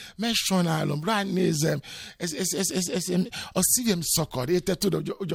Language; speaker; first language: Hungarian; non-native, learner; Yoruba